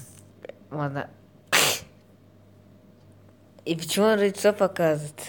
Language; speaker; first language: Russian; non-native, learner; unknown